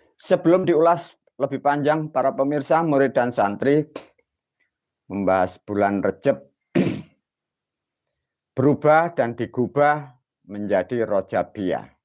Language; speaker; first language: Indonesian; non-native, local second language; Javanese